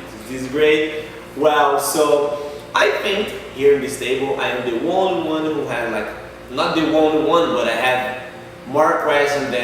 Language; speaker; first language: English; non-native, fluent; Portuguese